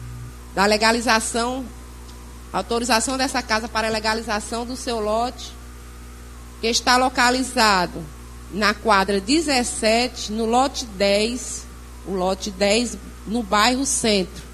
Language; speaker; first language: Portuguese; native; Portuguese